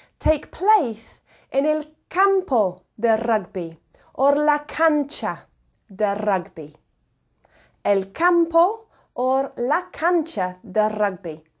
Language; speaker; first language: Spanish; non-native, fluent; English